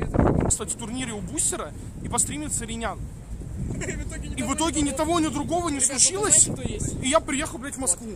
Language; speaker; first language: Russian; native; Russian